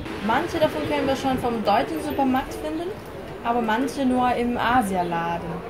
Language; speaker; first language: German; non-native, fluent; Korean